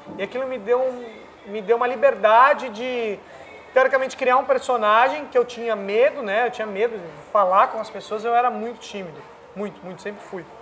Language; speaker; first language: Portuguese; native; Portuguese